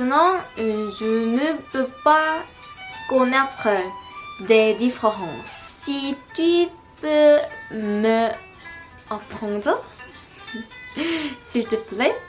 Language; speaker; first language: French; non-native, learner; Korean